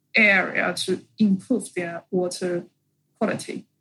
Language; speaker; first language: English; non-native, fluent; Chinese